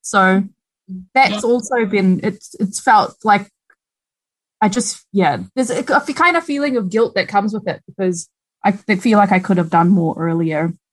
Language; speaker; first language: English; native; English